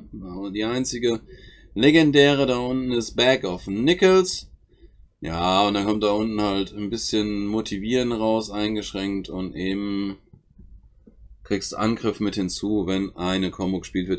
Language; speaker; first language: German; native; German